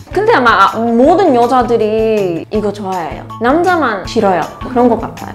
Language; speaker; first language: Korean; non-native, learner; English